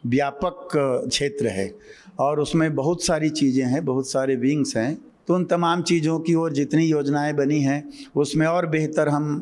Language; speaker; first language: Hindi; native; Hindi